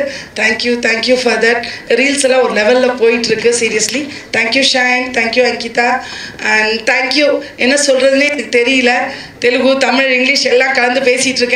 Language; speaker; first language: Tamil; non-native, fluent; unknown